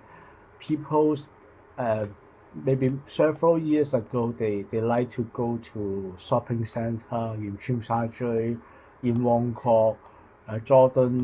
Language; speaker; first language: English; non-native, local second language; Cantonese